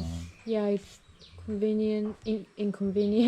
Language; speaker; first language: English; non-native, fluent; Japanese